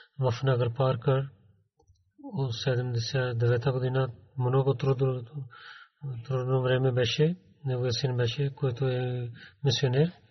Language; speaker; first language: Bulgarian; non-native, learner; Urdu